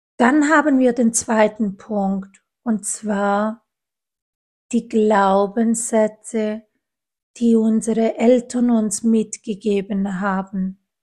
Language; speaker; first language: German; non-native, fluent; Italian